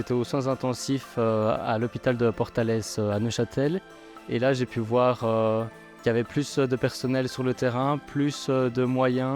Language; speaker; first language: French; native; French